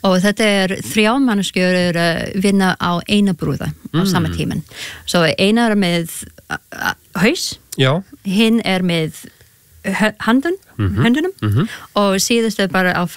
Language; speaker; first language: Icelandic; non-native, learner; English